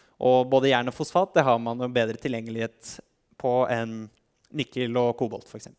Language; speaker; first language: Norwegian; native; Norwegian